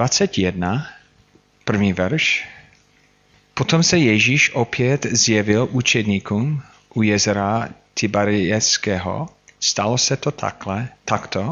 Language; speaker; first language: Czech; non-native, fluent; English